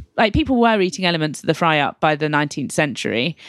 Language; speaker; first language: English; native; English